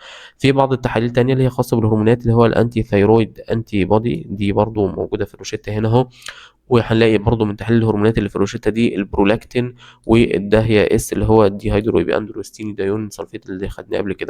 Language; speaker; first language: Arabic; native; Arabic